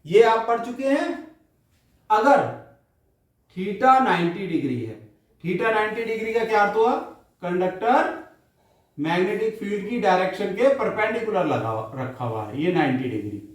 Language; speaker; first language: Hindi; native; Hindi